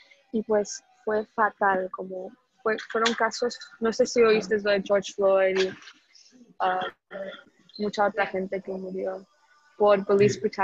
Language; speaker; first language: Spanish; early bilingual, heritage; Spanish